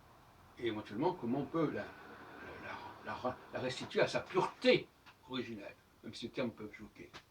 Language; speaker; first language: French; native; French